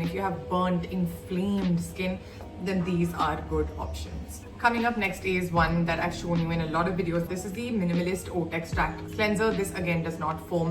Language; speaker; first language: English; native; English